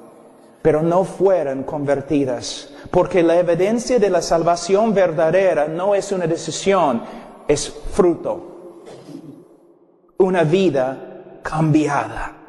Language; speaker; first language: Spanish; non-native, fluent; English